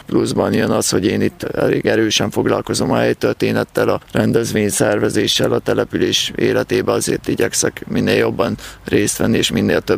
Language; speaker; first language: Hungarian; native; Hungarian